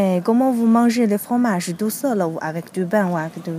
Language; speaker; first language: French; non-native, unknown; Chinese